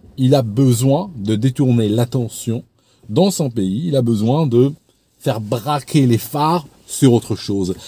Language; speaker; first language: French; non-native, local second language; Arabic